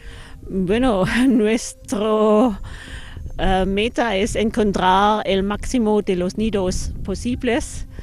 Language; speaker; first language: Spanish; non-native, fluent; German